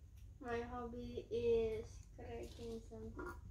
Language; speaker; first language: English; non-native, learner; Indonesian